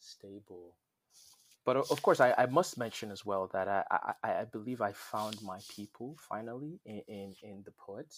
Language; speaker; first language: English; non-native, local second language; Yoruba